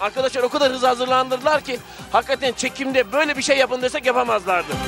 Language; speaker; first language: Turkish; native; Turkish